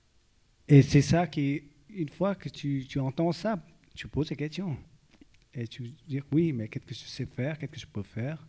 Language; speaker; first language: French; non-native, fluent; Vietnamese